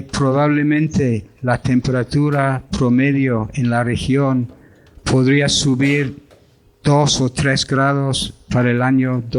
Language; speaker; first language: Spanish; non-native, fluent; English